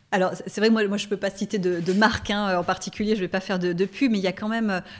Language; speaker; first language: French; native; French